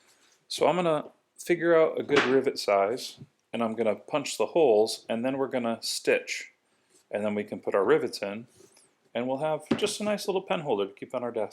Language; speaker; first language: English; native; English